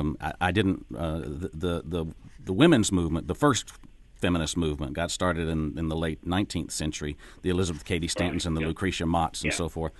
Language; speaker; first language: English; native; English